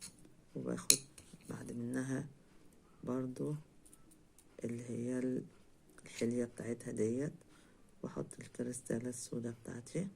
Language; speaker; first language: Arabic; native; Arabic